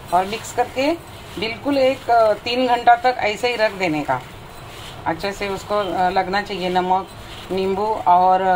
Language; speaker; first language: Hindi; non-native, local second language; Marathi